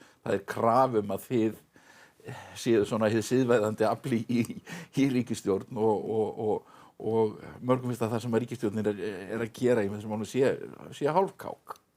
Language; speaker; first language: Icelandic; native; Icelandic